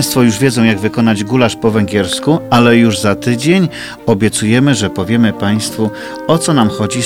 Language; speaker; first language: Polish; native; Polish